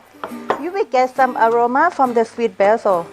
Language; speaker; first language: English; non-native, fluent; Thai